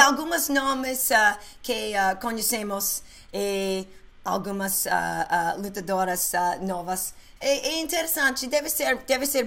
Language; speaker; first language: Portuguese; non-native, learner; English